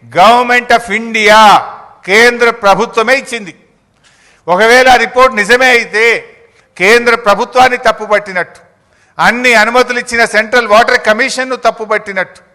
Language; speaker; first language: Telugu; native; Telugu